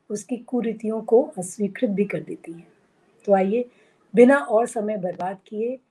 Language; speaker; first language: Hindi; native; Hindi